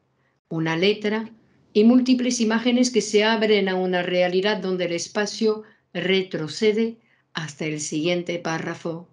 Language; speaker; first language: Spanish; native; Spanish